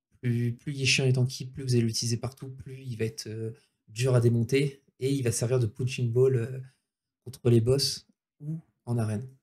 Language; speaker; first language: French; native; French